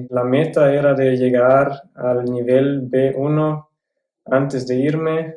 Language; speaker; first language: Spanish; non-native, fluent; German